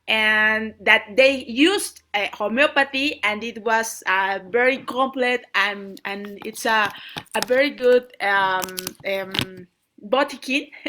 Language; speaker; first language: English; non-native, learner; Spanish